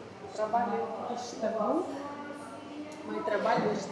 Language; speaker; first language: Portuguese; non-native, learner; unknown